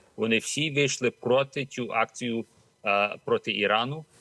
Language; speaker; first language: Ukrainian; early bilingual, heritage; Ukrainian